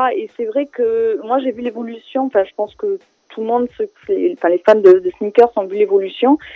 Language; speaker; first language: French; native; French